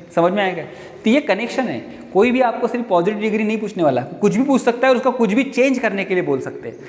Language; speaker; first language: Hindi; non-native, local second language; Marathi